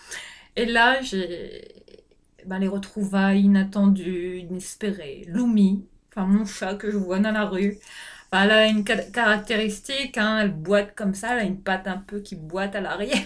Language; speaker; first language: French; native; French